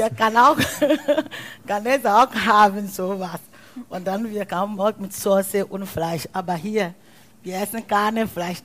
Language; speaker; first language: German; non-native, learner; Akan